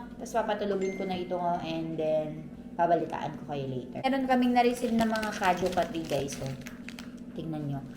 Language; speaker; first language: Filipino; non-native, local second language; Cebuano